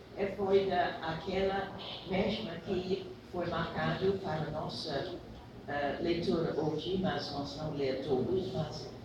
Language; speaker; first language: Portuguese; non-native, fluent; English